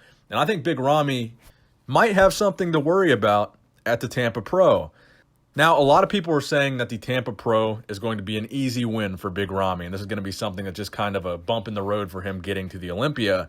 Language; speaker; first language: English; native; English